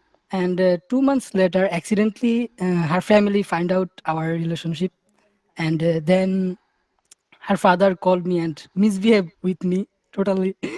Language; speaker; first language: English; non-native, local second language; Bangla